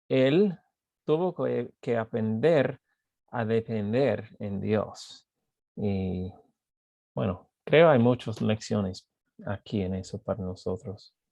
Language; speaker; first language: Spanish; non-native, fluent; English